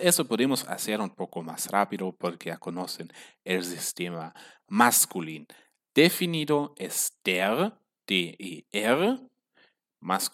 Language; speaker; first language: Spanish; non-native, fluent; German